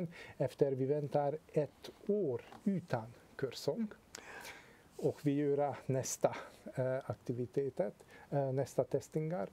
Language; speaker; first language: Swedish; non-native, fluent; Hungarian